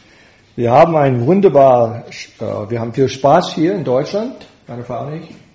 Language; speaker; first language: German; non-native, fluent; English